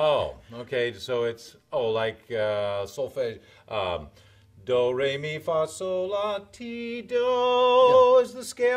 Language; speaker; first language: English; native; English